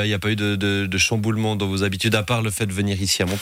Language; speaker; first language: French; native; French